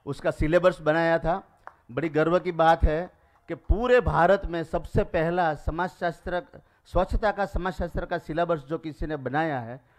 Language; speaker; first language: Hindi; non-native, local second language; Gujarati